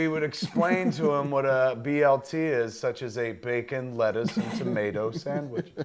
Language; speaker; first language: English; native; English